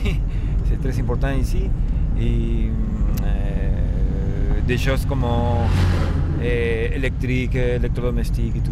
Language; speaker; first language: French; non-native, fluent; Spanish